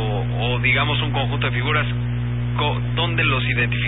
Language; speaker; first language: Spanish; native; Spanish